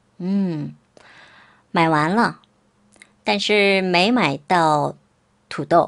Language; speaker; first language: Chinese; non-native, fluent; Korean